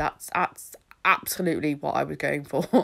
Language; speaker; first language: English; native; English